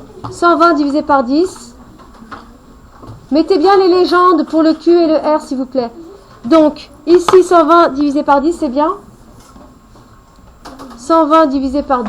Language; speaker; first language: French; native; French